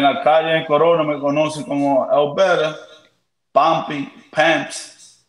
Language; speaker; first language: Spanish; early bilingual, heritage; Spanish